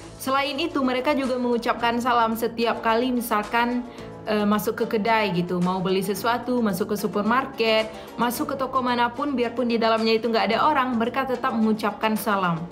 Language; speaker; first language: Indonesian; native; Indonesian